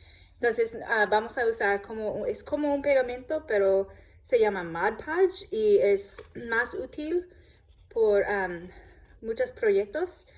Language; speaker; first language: Spanish; non-native, learner; English